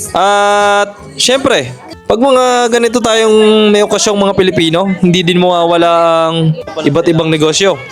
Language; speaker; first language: Filipino; native; Filipino